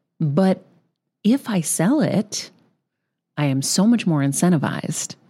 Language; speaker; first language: English; early bilingual, other home language; Greek